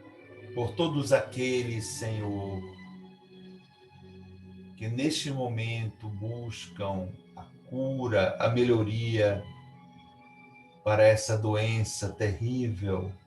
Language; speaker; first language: Portuguese; native; Portuguese